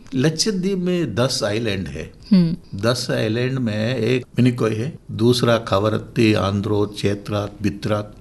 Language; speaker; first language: Hindi; non-native, local second language; Divehi